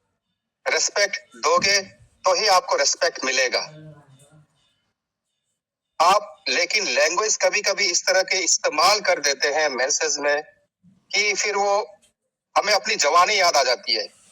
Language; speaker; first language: Hindi; native; Hindi